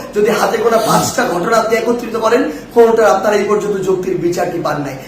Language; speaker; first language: Bangla; native; Bangla